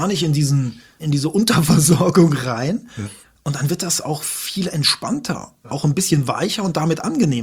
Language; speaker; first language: German; native; German